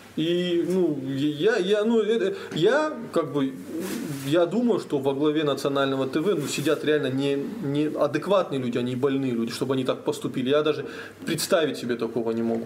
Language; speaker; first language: Russian; native; Russian